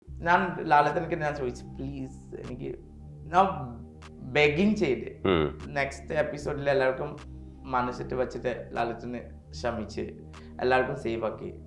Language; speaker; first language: Malayalam; non-native, learner; Assamese